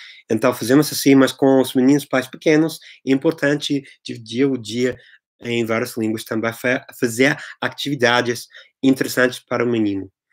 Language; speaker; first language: Portuguese; non-native, fluent; English